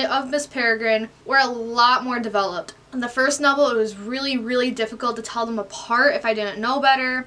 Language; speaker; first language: English; native; English